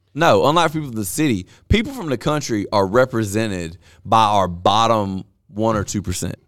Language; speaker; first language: English; native; English